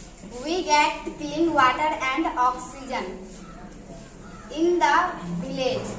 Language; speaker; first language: English; non-native, learner; Hindi